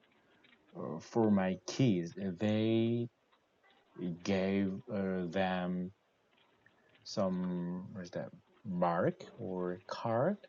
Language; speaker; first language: English; non-native, learner; Korean